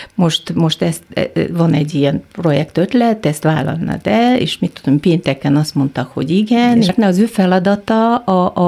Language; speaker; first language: Hungarian; non-native, fluent; Kyrgyz